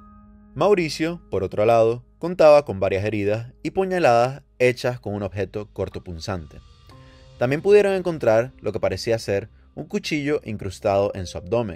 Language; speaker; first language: Spanish; native; Spanish